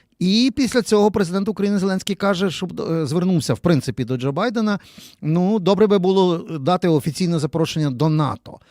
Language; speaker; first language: Ukrainian; native; Ukrainian